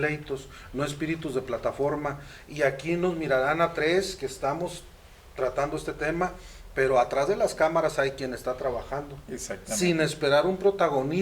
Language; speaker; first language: Spanish; native; Spanish